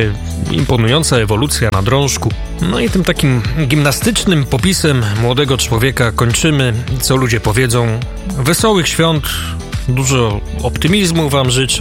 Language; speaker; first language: Polish; native; Polish